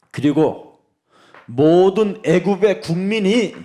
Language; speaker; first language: Korean; native; Korean